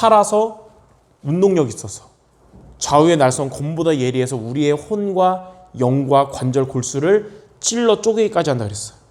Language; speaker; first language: Korean; native; Korean